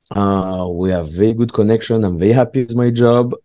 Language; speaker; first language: English; non-native, fluent; French